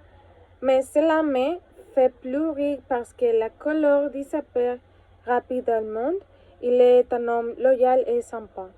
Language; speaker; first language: French; non-native, learner; Spanish